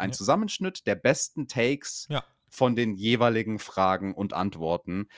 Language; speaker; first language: German; native; German